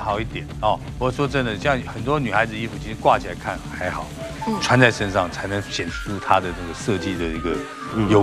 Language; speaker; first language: Chinese; native; Chinese